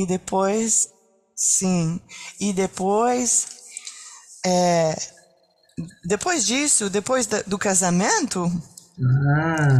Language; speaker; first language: Portuguese; non-native, learner; French